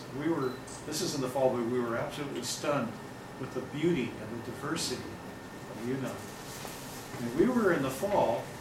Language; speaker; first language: English; native; English